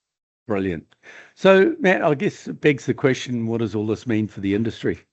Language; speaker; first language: English; native; English